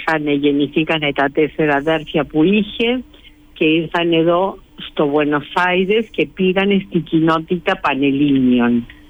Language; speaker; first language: Greek; early bilingual, heritage; Greek